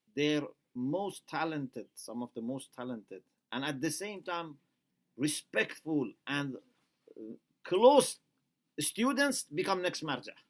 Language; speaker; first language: English; non-native, fluent; Persian